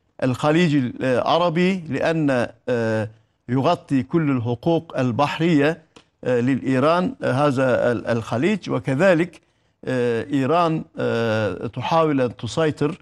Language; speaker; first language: Arabic; non-native, fluent; Turkish